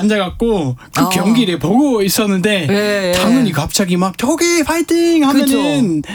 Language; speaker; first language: Korean; non-native, fluent; German